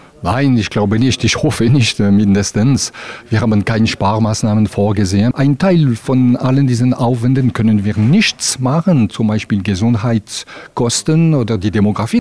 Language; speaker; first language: German; non-native, local second language; French